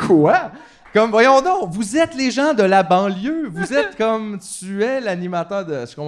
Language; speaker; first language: French; native; French